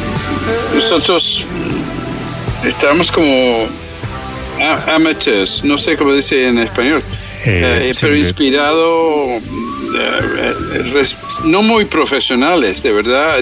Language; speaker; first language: Spanish; early bilingual, heritage; English